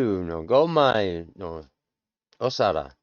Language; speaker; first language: Japanese; non-native, learner; English